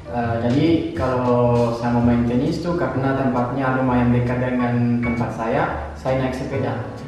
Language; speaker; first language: Indonesian; non-native, fluent; French